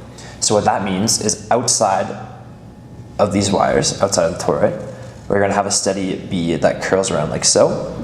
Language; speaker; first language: English; native; English